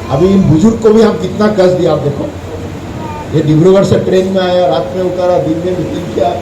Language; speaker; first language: Hindi; non-native, local second language; Assamese